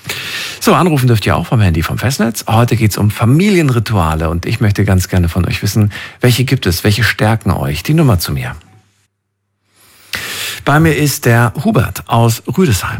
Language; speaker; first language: German; native; German